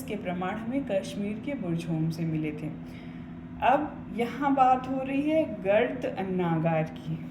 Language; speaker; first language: Hindi; native; Hindi